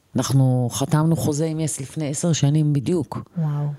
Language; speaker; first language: Hebrew; native; Hebrew